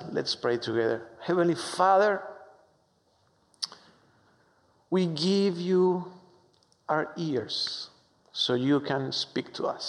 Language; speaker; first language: English; non-native, fluent; Spanish